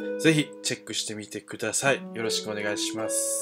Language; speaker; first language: Japanese; native; Japanese